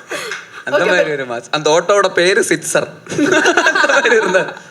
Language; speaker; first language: Tamil; non-native, learner; Malayalam